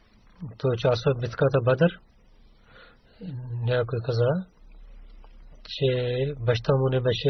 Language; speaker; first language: Bulgarian; non-native, learner; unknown